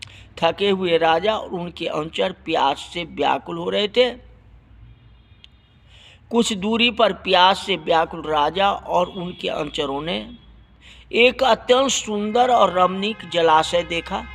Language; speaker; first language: Hindi; native; Hindi